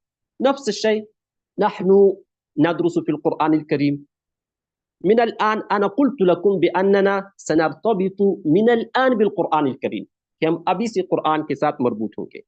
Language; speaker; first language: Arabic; non-native, fluent; Urdu